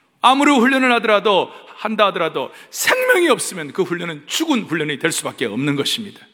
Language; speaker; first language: Korean; native; Korean